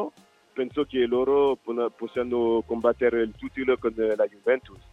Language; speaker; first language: Italian; non-native, fluent; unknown